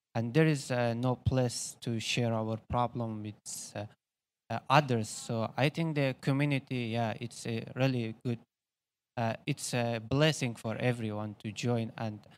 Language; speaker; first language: English; non-native, learner; Persian